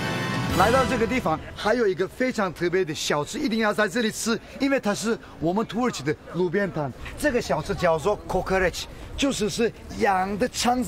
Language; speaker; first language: Chinese; non-native, fluent; Turkish